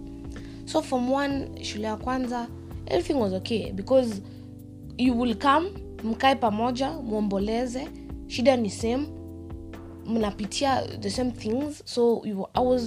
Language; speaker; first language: English; non-native, local second language; Swahili